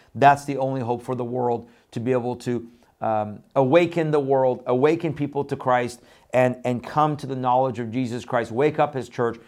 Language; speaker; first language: English; non-native, fluent; Persian